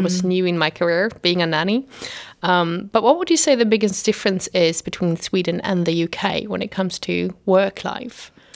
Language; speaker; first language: English; non-native, fluent; Swedish